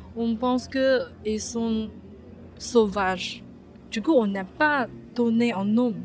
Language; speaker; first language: French; non-native, fluent; Chinese